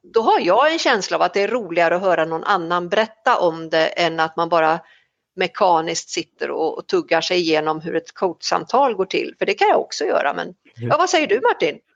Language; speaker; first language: Swedish; native; Swedish